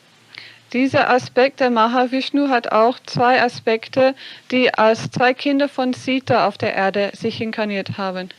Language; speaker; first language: German; non-native, fluent; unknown